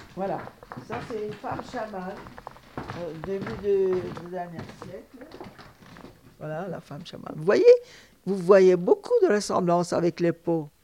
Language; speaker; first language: French; non-native, fluent; Turkish